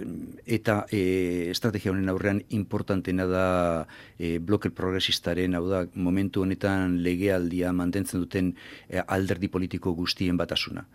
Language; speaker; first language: Basque; native; Basque